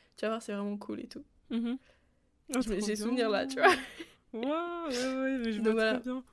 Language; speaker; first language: French; native; French